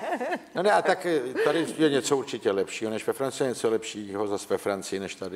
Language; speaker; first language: Czech; native; Czech